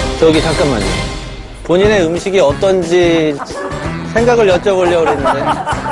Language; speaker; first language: Korean; native; Korean